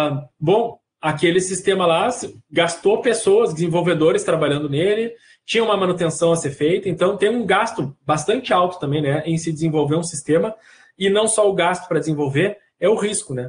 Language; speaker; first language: Portuguese; native; Portuguese